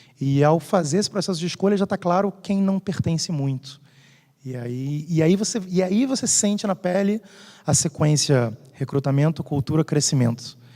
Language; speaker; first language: Portuguese; native; Portuguese